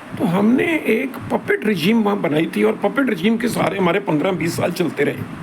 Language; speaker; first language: Hindi; non-native, local second language; Saraiki